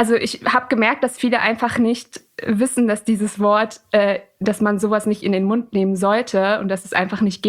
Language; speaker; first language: German; early bilingual, other home language; Persian